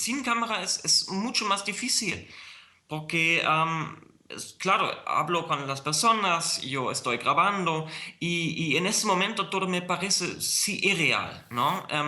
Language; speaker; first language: Spanish; non-native, fluent; German